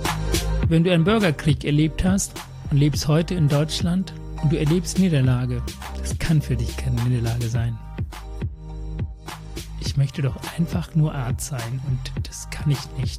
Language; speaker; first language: German; early bilingual, other home language; Tamil